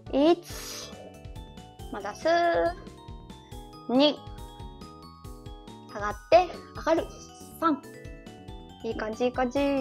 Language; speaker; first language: Japanese; native; Japanese